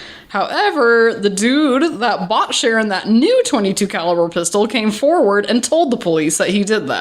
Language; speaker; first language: English; native; English